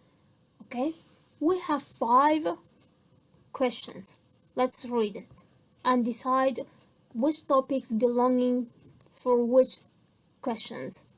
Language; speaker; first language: English; non-native, fluent; Central Kurdish